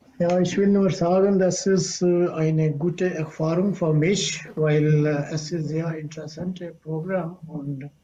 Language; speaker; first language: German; non-native, learner; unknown